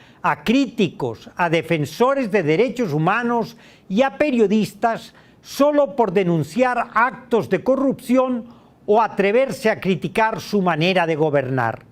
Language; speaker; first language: Spanish; native; Spanish